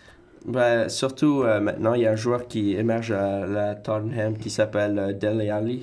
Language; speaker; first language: French; native; French